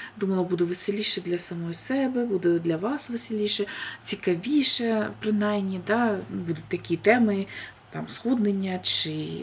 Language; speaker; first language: Ukrainian; non-native, local second language; Russian